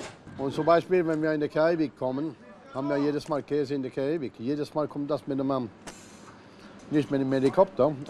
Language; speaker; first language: German; non-native, fluent; French